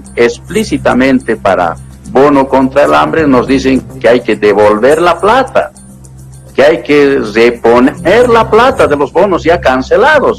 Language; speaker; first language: Spanish; native; Spanish